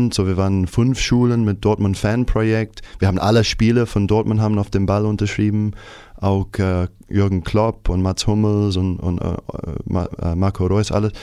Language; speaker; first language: German; non-native, fluent; English